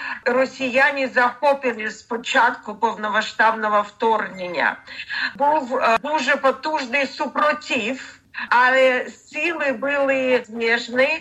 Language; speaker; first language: Ukrainian; non-native, learner; Russian